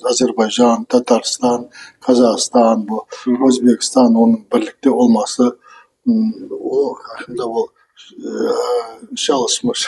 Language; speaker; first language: Turkish; non-native, learner; Kazakh